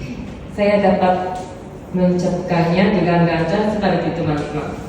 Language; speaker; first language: Indonesian; non-native, fluent; Japanese